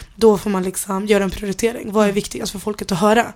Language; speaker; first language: Swedish; early bilingual, other home language; Spanish